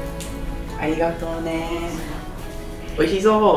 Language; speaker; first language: Japanese; non-native, learner; Vietnamese